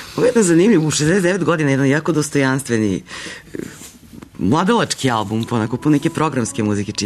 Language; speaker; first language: Serbian; native; Serbian